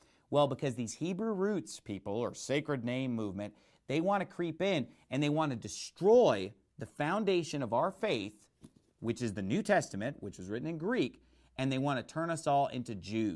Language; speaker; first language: English; native; English